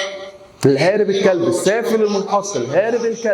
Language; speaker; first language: Arabic; native; Arabic